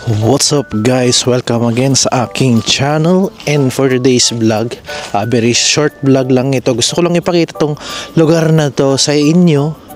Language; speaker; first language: Filipino; native; Filipino